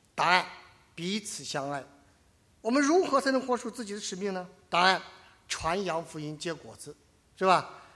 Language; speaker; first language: Chinese; native; Chinese